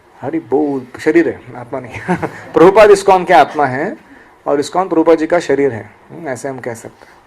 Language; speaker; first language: Hindi; non-native, local second language; Marathi